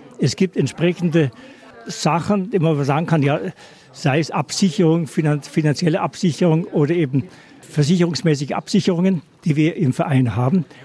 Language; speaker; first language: German; native; German